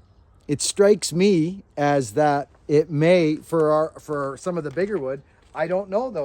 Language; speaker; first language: English; native; English